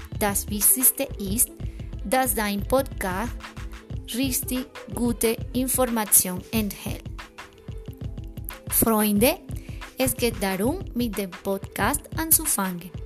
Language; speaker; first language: German; non-native, fluent; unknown